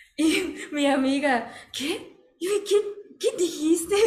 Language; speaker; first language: Spanish; non-native, learner; Japanese